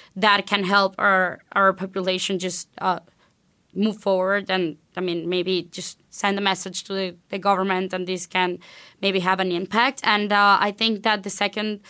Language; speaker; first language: English; non-native, fluent; Spanish